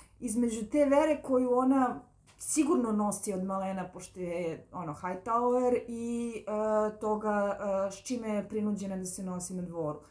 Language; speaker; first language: Serbian; native; Serbian